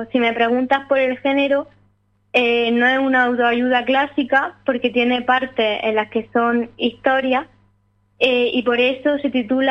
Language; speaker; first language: Spanish; native; Spanish